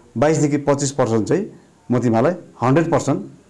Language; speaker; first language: Nepali; native; Nepali